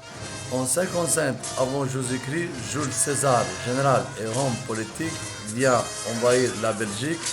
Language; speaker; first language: French; non-native, learner; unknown